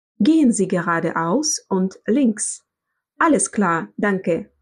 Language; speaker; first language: German; non-native, fluent; Russian